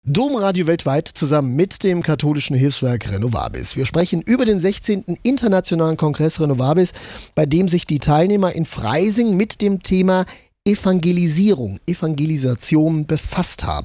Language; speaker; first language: German; native; German